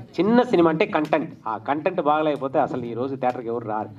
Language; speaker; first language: Telugu; native; Telugu